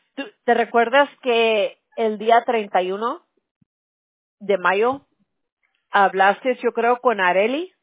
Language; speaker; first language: Spanish; early bilingual, other home language; English